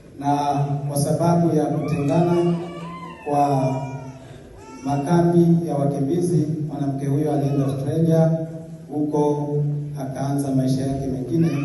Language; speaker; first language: Swahili; non-native, local second language; Bembe